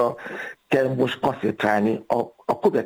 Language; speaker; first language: Hungarian; non-native, fluent; Yoruba